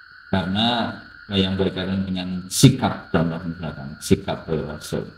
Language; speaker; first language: Indonesian; native; Indonesian